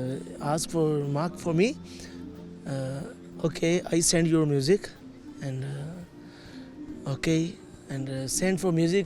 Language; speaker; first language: English; non-native, learner; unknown